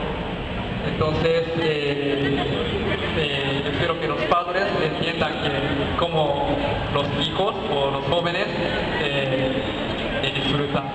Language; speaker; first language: Spanish; non-native, learner; Japanese